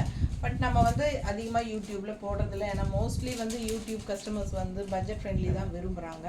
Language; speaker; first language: Tamil; native; Tamil